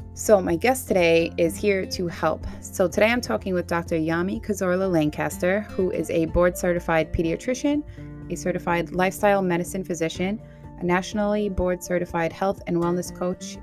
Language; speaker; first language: English; native; English